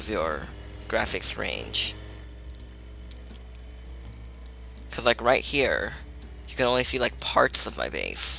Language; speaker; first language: English; native; English